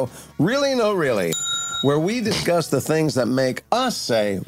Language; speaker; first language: English; native; English